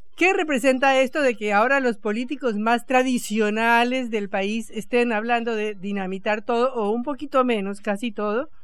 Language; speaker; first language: Spanish; native; Spanish